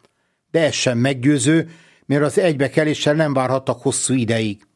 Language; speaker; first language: Hungarian; native; Hungarian